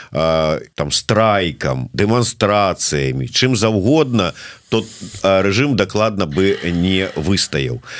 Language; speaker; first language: Belarusian; native; Belarusian